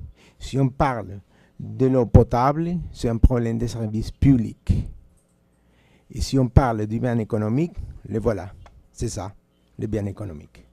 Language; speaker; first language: French; non-native, fluent; Spanish